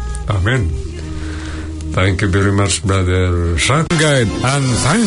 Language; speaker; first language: English; non-native, local second language; Cebuano